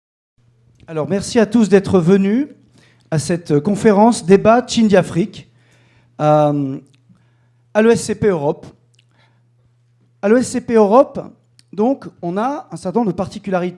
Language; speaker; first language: French; native; French